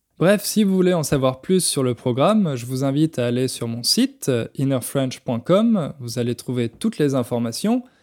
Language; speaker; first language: French; native; French